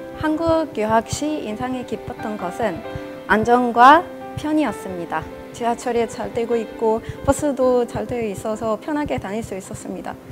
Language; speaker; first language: Korean; non-native, fluent; Arabic